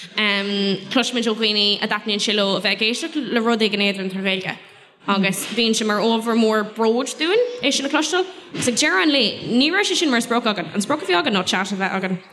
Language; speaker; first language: Irish; non-native, local second language; English